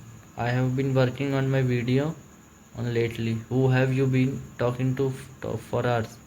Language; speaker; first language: English; non-native, learner; Hindi